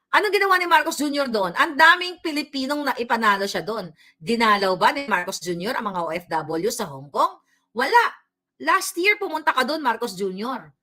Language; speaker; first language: Filipino; non-native, local second language; Cebuano